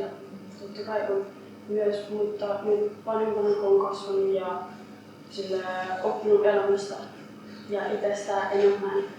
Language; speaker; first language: Finnish; early bilingual, other home language; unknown